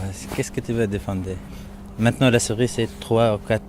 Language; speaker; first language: French; non-native, learner; Arabic